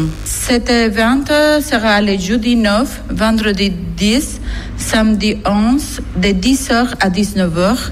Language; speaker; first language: French; non-native, learner; Spanish